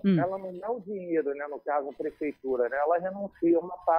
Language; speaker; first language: Portuguese; native; Portuguese